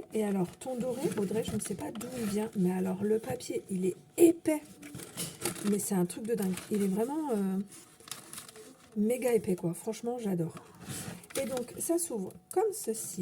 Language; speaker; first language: French; native; French